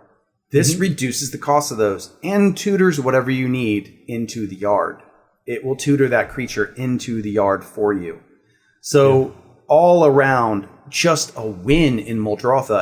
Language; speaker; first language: English; native; English